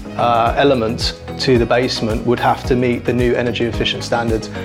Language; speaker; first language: English; native; English